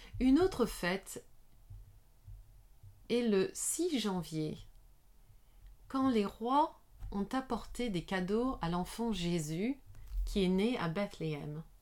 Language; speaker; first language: French; non-native, learner; English